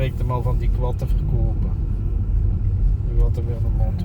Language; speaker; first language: Dutch; native; Dutch